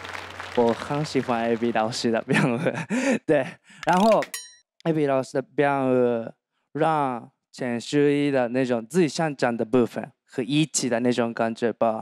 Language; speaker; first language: Chinese; non-native, learner; Japanese